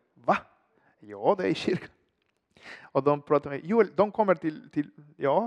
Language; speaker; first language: Swedish; non-native, fluent; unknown